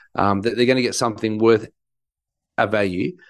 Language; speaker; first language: English; native; English